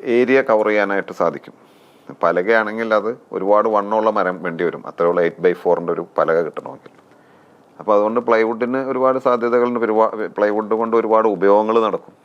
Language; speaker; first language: Malayalam; native; Malayalam